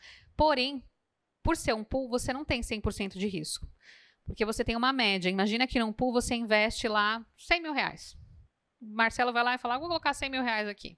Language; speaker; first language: Portuguese; native; Portuguese